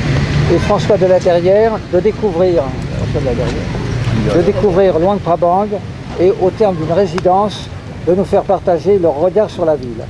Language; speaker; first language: French; native; French